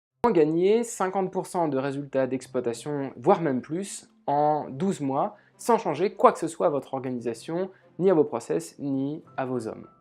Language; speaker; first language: French; native; French